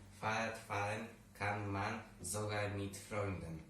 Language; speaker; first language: German; non-native, learner; Polish